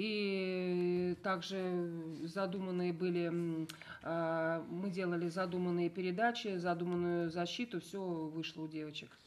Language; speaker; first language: Russian; native; Russian